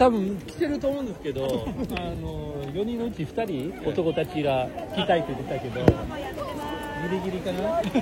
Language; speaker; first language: Japanese; non-native, fluent; French